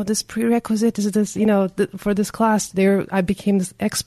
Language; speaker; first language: English; non-native, fluent; Turkish